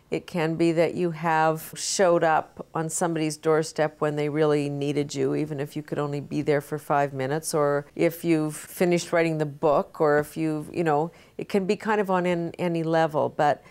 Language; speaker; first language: English; native; English